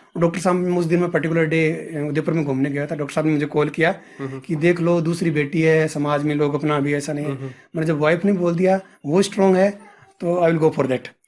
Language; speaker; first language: Hindi; native; Hindi